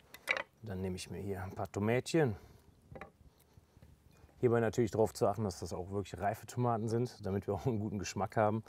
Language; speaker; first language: German; native; German